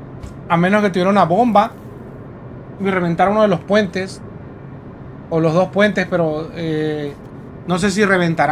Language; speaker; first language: Spanish; native; Spanish